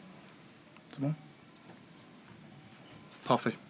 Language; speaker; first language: French; non-native, learner; English